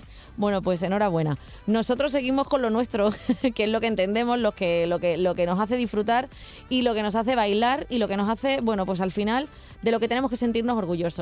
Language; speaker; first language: Spanish; native; Spanish